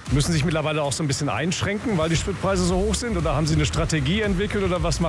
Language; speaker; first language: German; native; German